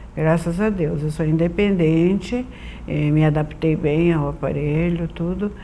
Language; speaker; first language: Portuguese; native; Portuguese